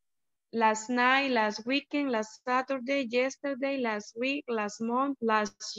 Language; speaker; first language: English; non-native, learner; Spanish